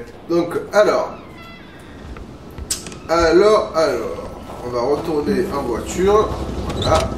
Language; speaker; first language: French; native; French